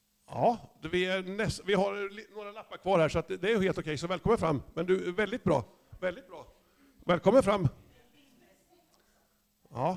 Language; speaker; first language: Swedish; native; Swedish